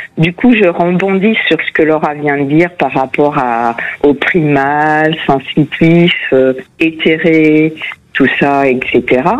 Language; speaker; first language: French; non-native, fluent; Portuguese